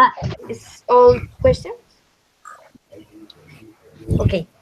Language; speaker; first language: English; non-native, learner; Spanish